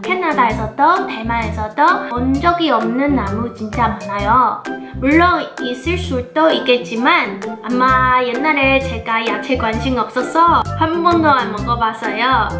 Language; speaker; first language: Korean; non-native, fluent; Chinese